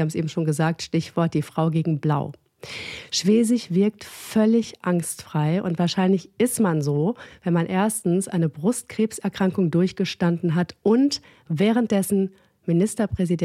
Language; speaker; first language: German; native; German